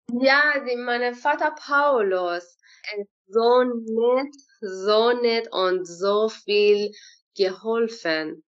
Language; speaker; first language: German; non-native, learner; Persian